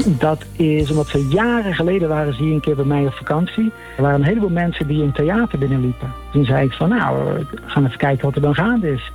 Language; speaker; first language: Dutch; native; Dutch